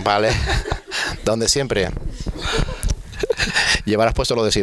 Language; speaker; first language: Spanish; native; Spanish